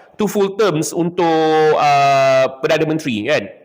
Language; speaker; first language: Malay; native; Malay